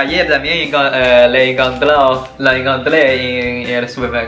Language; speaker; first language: Spanish; non-native, learner; Chinese